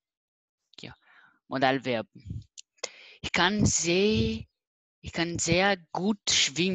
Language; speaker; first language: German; non-native, learner; Portuguese